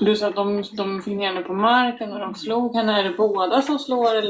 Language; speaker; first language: Swedish; native; Swedish